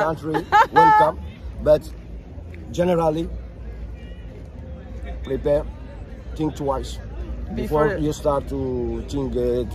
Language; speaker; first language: English; non-native, learner; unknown